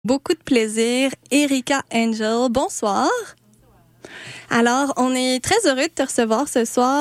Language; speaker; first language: French; native; French